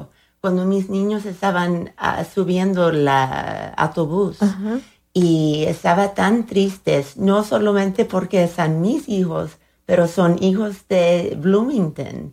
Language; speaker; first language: Spanish; early bilingual, heritage; Spanish